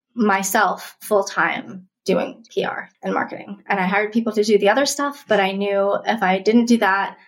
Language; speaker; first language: English; early bilingual, other home language; Russian